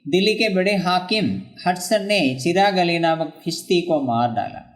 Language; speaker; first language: Hindi; non-native, local second language; Malayalam